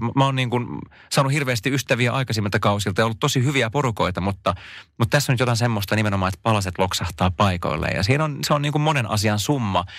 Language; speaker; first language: Finnish; non-native, local second language; Swedish